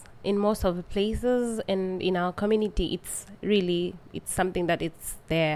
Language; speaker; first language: English; non-native, local second language; Swahili